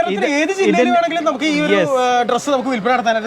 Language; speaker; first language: Malayalam; native; Malayalam